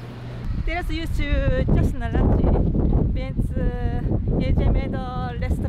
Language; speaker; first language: Polish; non-native, learner; Japanese